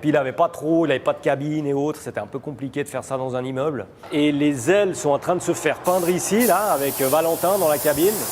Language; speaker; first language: French; native; French